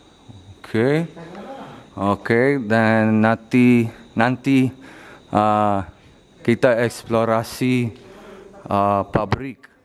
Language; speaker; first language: Indonesian; non-native, learner; English